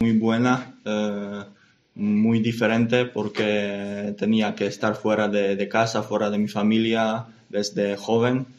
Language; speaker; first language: Spanish; non-native, fluent; English